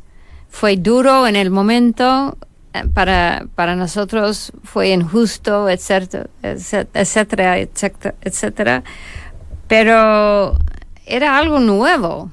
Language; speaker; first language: Spanish; non-native, fluent; English